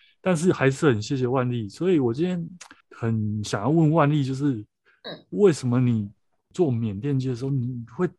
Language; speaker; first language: Chinese; native; Chinese